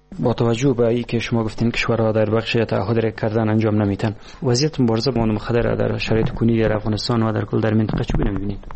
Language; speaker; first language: Persian; native; Persian